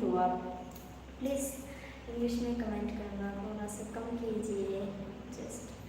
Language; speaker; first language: Hindi; non-native, local second language; Bangla